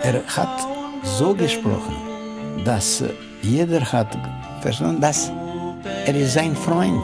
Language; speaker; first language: German; non-native, learner; Romanian